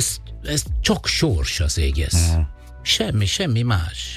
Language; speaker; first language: Hungarian; non-native, learner; Italian